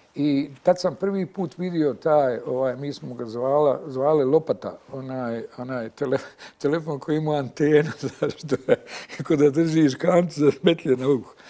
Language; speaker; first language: Bosnian; native; Bosnian